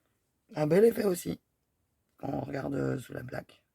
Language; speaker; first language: French; native; French